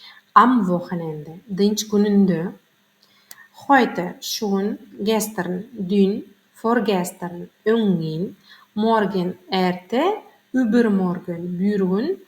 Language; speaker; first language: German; non-native, learner; Turkmen